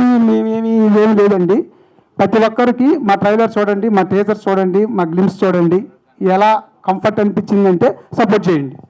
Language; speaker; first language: Telugu; native; Telugu